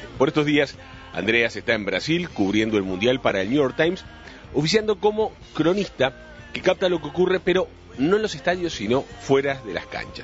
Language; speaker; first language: Spanish; native; Spanish